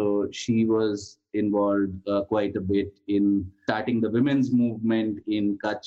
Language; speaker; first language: English; non-native, local second language; Gujarati